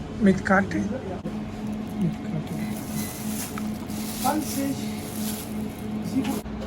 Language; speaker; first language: German; non-native, learner; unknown